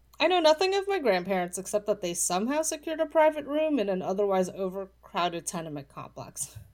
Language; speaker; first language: English; early bilingual, other home language; Polish